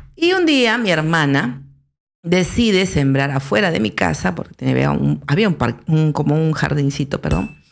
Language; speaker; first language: Spanish; native; Spanish